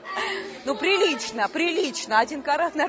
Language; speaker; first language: Russian; native; Russian